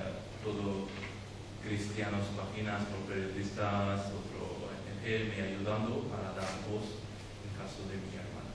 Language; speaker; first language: Spanish; non-native, learner; Urdu